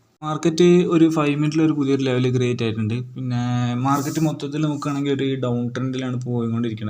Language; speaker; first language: Malayalam; native; Malayalam